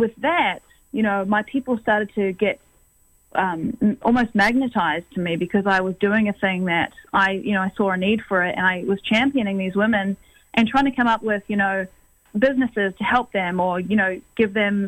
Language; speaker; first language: English; native; English